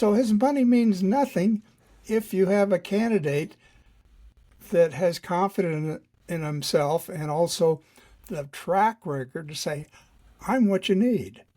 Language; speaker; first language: English; native; English